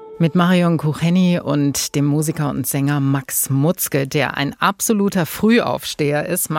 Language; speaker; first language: German; native; German